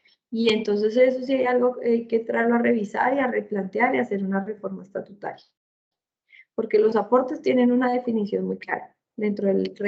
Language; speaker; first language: Spanish; native; Spanish